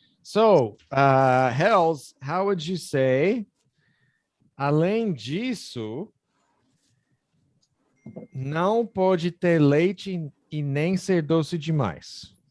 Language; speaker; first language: Portuguese; non-native, fluent; English